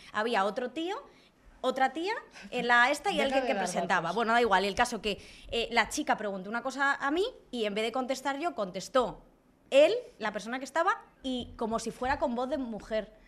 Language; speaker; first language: Spanish; native; Spanish